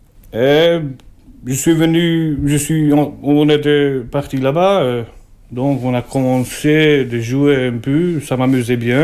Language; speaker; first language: French; non-native, learner; Albanian